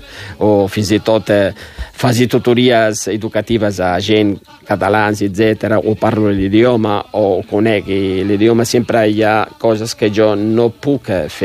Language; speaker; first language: Catalan; early bilingual, other home language; Riffian